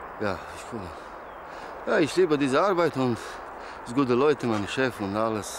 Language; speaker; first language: German; non-native, learner; Romanian